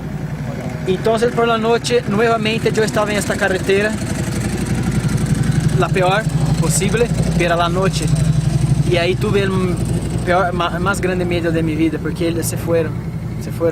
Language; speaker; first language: Spanish; non-native, fluent; Portuguese